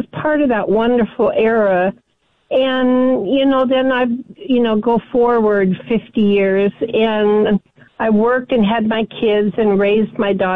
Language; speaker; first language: English; native; English